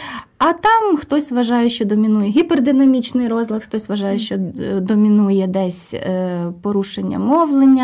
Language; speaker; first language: Ukrainian; native; Ukrainian